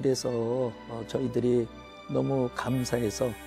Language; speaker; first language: Korean; native; Korean